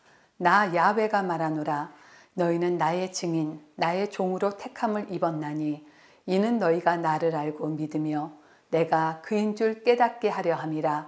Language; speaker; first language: Korean; native; Korean